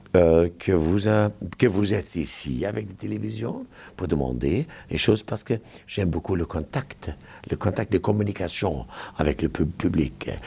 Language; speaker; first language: French; non-native, fluent; German